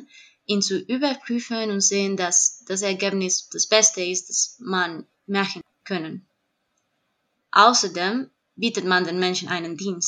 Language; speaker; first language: German; non-native, fluent; Spanish